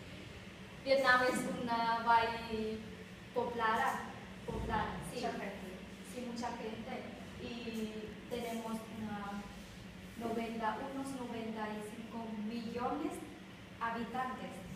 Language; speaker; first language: Spanish; non-native, learner; Vietnamese